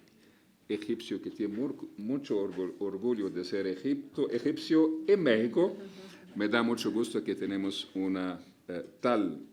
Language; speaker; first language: Spanish; non-native, fluent; Arabic